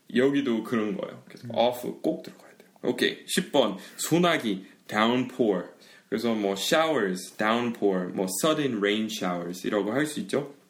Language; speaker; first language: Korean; early bilingual, heritage; Korean